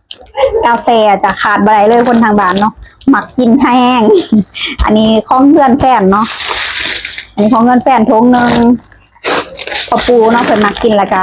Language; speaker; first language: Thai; non-native, local second language; Lao